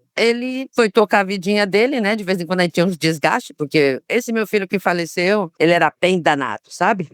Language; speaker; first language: Portuguese; native; Portuguese